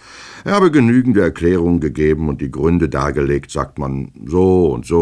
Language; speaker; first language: German; native; German